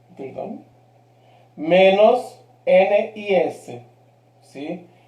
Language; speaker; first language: Spanish; non-native, fluent; Portuguese